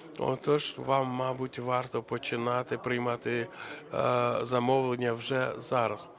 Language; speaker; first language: Ukrainian; native; Ukrainian